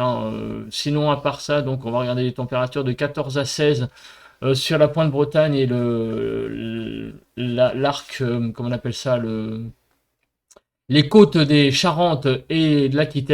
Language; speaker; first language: French; native; French